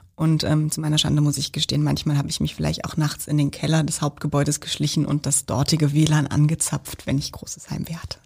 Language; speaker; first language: German; native; German